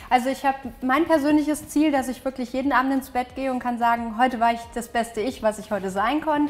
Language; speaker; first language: German; native; German